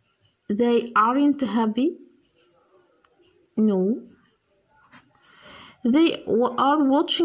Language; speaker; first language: English; non-native, learner; Arabic